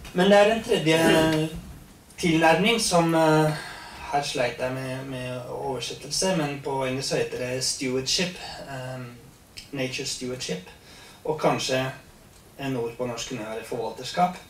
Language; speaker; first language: Norwegian; non-native, fluent; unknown